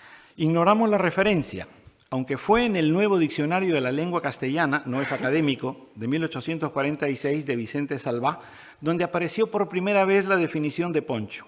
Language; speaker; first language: Spanish; native; Spanish